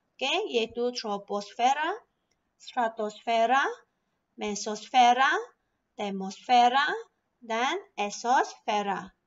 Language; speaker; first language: Malay; non-native, local second language; Chinese